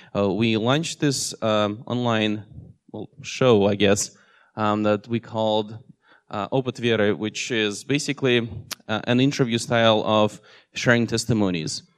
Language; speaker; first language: English; non-native, fluent; Russian